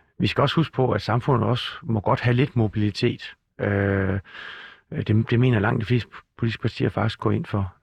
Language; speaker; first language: Danish; native; Danish